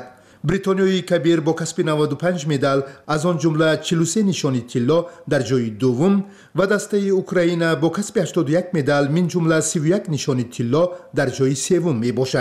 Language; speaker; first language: Persian; native; Persian